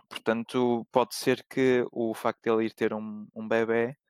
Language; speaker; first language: Portuguese; native; Portuguese